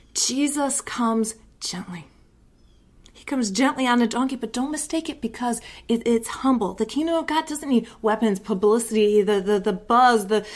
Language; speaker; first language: English; native; English